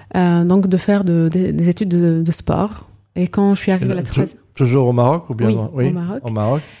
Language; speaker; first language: French; non-native, local second language; Arabic